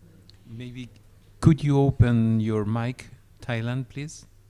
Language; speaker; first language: English; non-native, fluent; Spanish